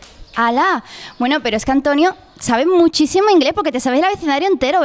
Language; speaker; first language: Spanish; native; Spanish